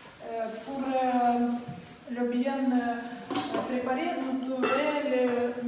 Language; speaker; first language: French; non-native, learner; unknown